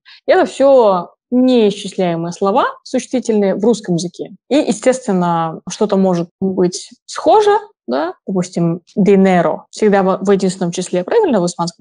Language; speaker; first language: Russian; native; Russian